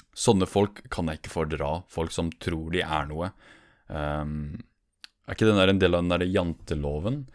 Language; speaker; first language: Norwegian; native; Norwegian